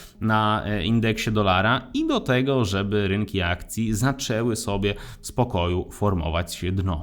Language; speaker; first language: Polish; native; Polish